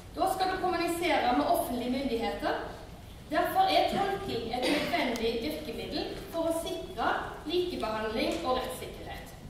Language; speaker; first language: Norwegian; native; Norwegian